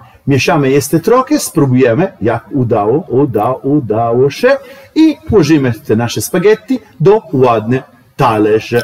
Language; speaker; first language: Polish; non-native, learner; Italian